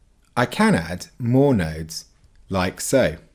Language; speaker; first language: English; native; English